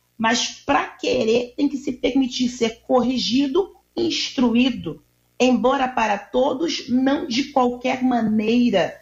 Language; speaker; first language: Portuguese; native; Portuguese